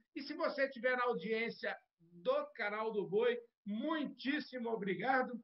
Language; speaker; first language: Portuguese; native; Portuguese